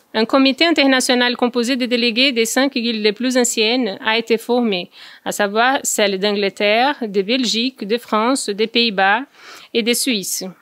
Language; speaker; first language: French; non-native, fluent; Portuguese